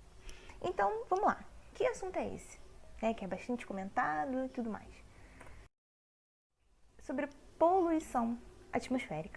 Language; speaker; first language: Portuguese; native; Portuguese